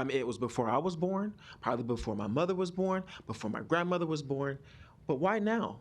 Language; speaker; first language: English; native; English